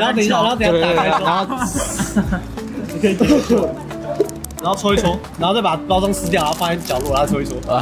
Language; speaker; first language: Chinese; native; Chinese